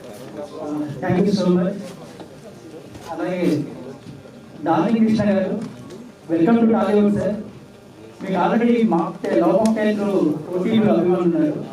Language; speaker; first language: Telugu; native; Telugu